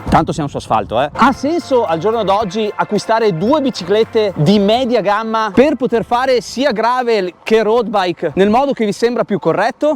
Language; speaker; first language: Italian; native; Italian